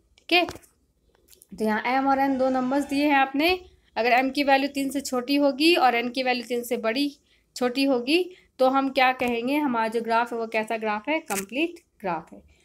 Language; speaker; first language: Hindi; native; Hindi